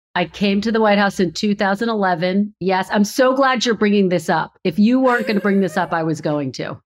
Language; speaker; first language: English; native; English